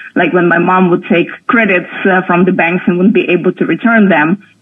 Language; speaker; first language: English; non-native, fluent; Russian